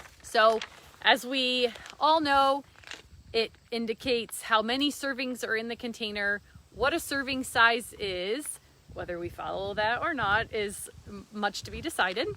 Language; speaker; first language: English; native; English